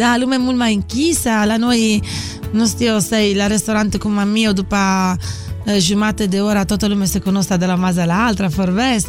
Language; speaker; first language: Romanian; non-native, fluent; Italian